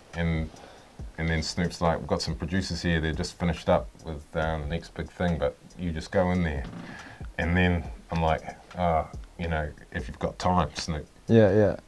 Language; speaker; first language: English; native; English